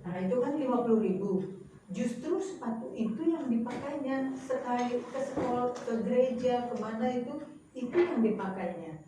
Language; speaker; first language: Indonesian; native; Indonesian